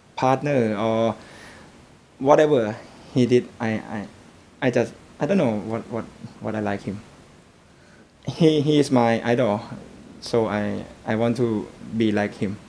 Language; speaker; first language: English; non-native, learner; Thai